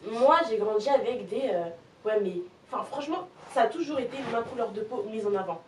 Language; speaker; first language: French; native; French